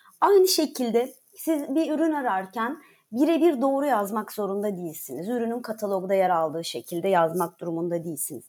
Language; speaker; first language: Turkish; native; Turkish